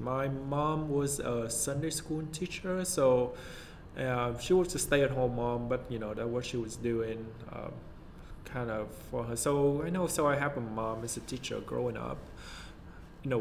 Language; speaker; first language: English; non-native, fluent; Vietnamese